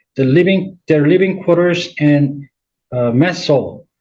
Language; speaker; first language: English; non-native, fluent; Korean